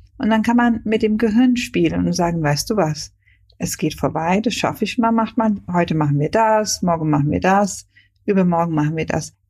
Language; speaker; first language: German; non-native, fluent; Hungarian